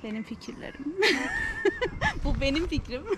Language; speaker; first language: Turkish; native; Turkish